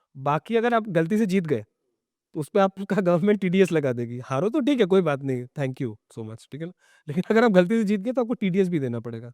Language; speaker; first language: Hindi; non-native, local second language; Bangla